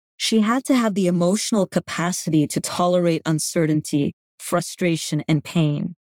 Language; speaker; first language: English; non-native, fluent; Gujarati